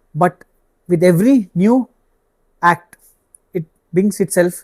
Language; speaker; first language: English; non-native, local second language; Kannada